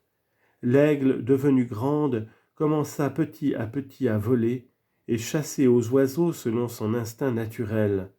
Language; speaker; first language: French; native; French